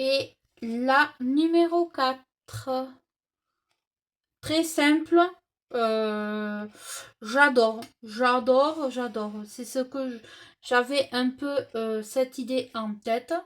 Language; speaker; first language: French; native; French